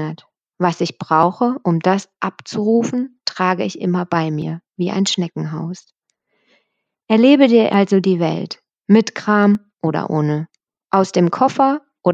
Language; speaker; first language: German; native; German